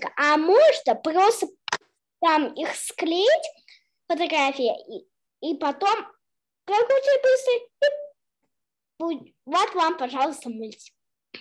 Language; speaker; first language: Russian; early bilingual, heritage; Russian